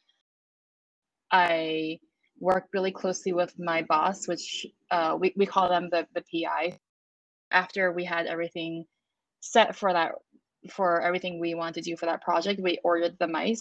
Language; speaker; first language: English; native; English